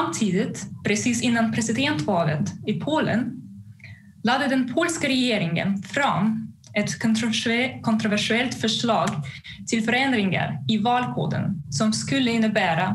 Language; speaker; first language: Swedish; non-native, fluent; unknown